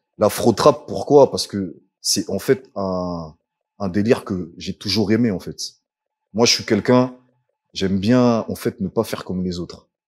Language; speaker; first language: French; early bilingual, other home language; Lingala